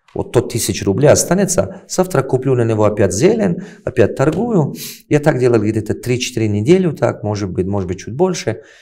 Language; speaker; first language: Russian; non-native, local second language; Tajik